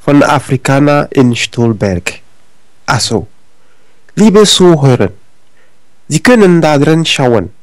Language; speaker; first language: German; non-native, learner; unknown